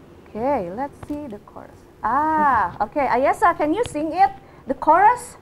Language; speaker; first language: English; non-native, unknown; Indonesian